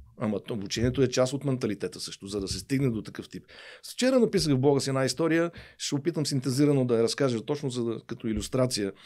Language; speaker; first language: Bulgarian; native; Bulgarian